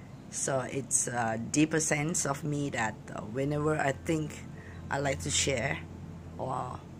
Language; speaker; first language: English; non-native, fluent; Thai